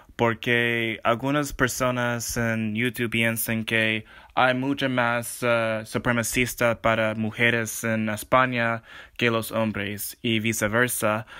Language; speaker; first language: Spanish; non-native, learner; English